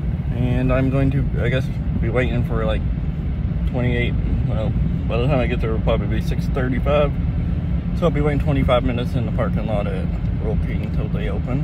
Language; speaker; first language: English; native; English